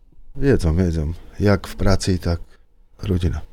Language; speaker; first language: Polish; early bilingual, heritage; Czech